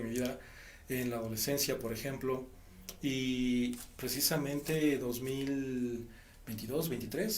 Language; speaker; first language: Spanish; native; Spanish